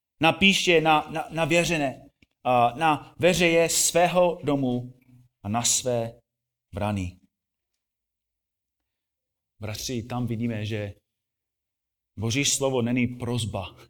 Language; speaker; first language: Czech; non-native, fluent; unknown